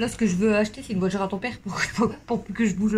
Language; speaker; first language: French; native; French